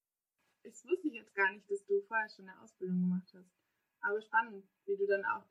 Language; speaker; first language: German; native; German